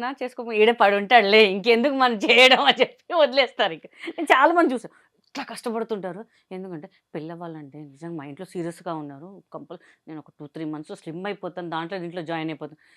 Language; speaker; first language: Telugu; non-native, local second language; Hindi